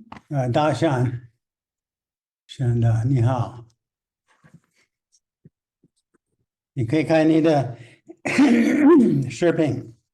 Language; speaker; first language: Chinese; non-native, fluent; English